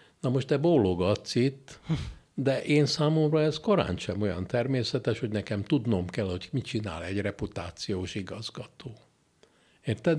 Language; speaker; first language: Hungarian; native; Hungarian